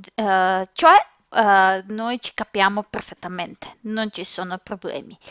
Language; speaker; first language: Italian; non-native, fluent; Serbian